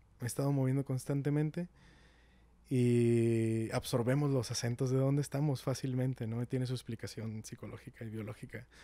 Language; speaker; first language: Spanish; native; Spanish